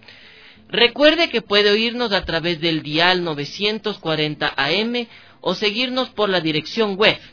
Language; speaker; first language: Spanish; native; Spanish